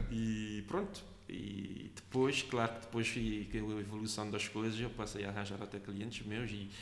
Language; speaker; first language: Portuguese; non-native, local second language; Kabuverdianu